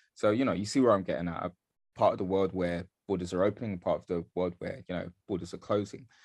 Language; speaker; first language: English; native; English